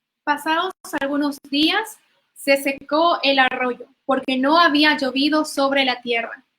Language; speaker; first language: Spanish; native; Spanish